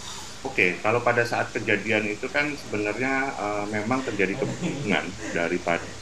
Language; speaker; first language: Indonesian; native; Indonesian